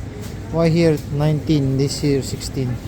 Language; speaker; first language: English; non-native, learner; Filipino